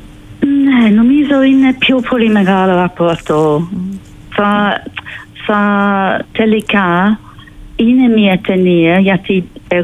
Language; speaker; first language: Greek; non-native, fluent; English